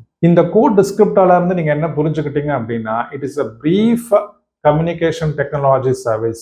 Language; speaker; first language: English; non-native, local second language; Tamil